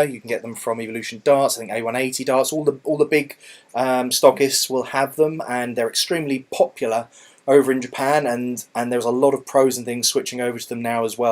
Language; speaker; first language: English; native; English